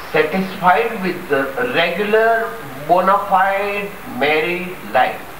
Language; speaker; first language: English; non-native, local second language; Gujarati